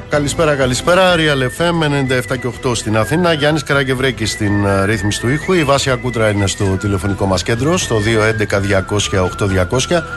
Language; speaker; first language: Greek; native; Greek